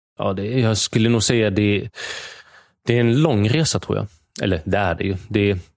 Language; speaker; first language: Swedish; native; Swedish